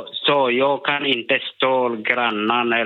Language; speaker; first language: Swedish; non-native, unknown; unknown